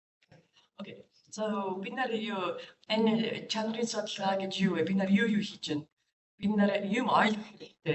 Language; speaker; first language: Mongolian; non-native, learner; English